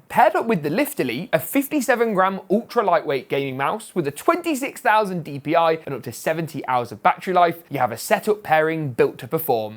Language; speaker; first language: English; native; English